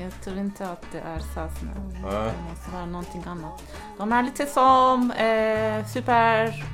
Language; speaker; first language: Swedish; non-native, learner; Turkish